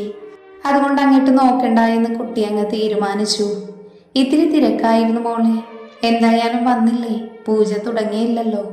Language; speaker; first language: Malayalam; native; Malayalam